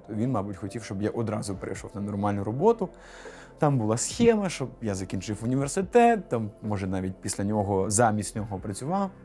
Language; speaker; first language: Ukrainian; non-native, local second language; Russian